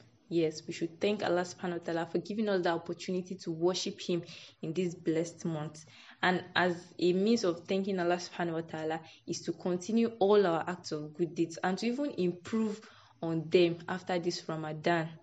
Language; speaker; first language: English; non-native, local second language; Yoruba